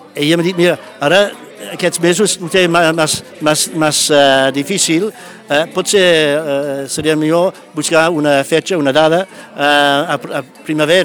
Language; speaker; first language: Catalan; non-native, fluent; English